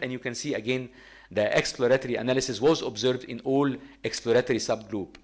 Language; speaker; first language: English; non-native, fluent; Arabic